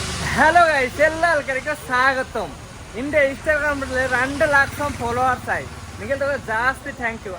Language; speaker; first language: Malayalam; non-native, learner; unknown